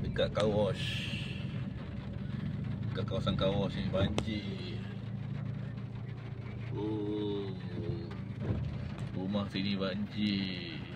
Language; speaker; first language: Malay; native; Malay